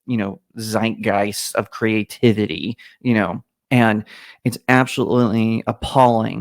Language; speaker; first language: English; native; English